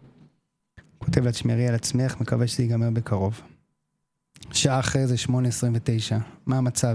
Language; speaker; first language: Hebrew; native; Hebrew